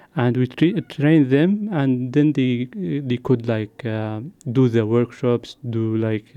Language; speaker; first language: English; non-native, learner; Arabic